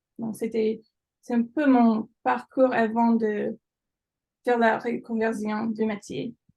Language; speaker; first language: French; non-native, fluent; English